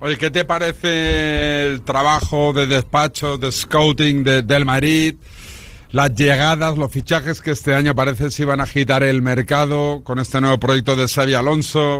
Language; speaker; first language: Spanish; native; Spanish